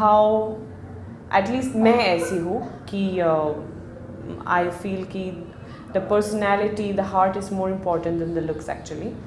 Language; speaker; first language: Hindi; non-native, learner; Swedish